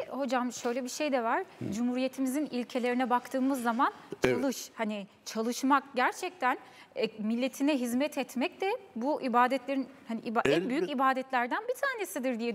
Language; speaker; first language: Turkish; native; Turkish